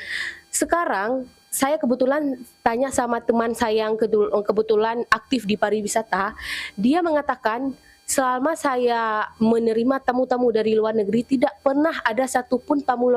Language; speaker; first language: Indonesian; non-native, local second language; Achinese